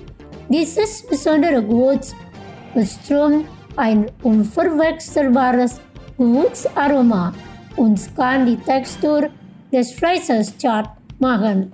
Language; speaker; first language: German; non-native, fluent; Indonesian